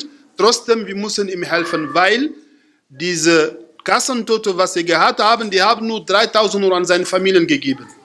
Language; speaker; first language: German; non-native, fluent; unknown